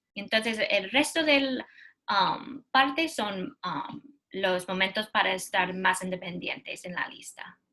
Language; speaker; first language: Spanish; non-native, learner; English